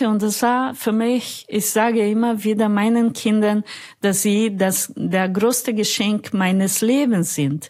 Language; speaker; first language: German; non-native, fluent; Portuguese